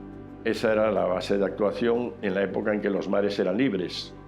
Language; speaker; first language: Spanish; native; Spanish